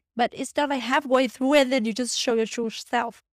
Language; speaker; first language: English; non-native, fluent; Vietnamese